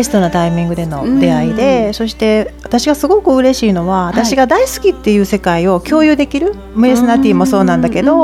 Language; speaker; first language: Japanese; native; Japanese